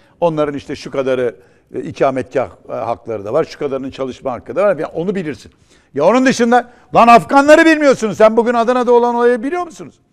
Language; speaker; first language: Turkish; native; Turkish